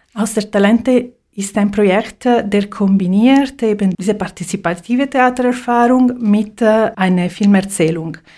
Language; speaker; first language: German; non-native, fluent; Italian